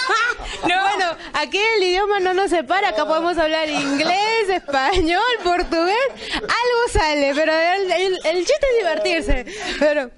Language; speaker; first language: Spanish; non-native, learner; Portuguese